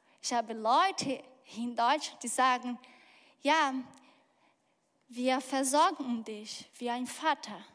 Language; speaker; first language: German; non-native, fluent; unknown